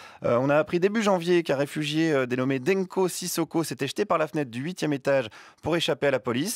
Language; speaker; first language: French; native; French